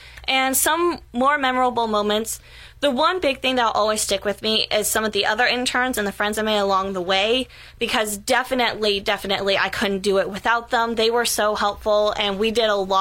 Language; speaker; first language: English; native; English